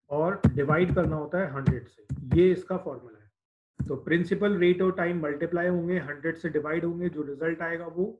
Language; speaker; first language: Hindi; native; Hindi